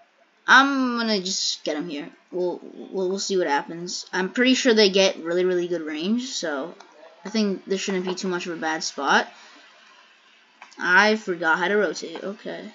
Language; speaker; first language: English; native; English